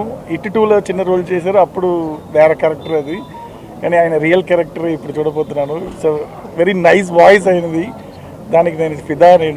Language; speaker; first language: Telugu; non-native, fluent; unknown